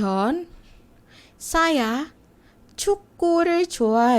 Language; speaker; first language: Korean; non-native, fluent; Indonesian